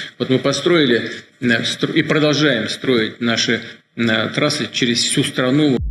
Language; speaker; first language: Russian; native; Russian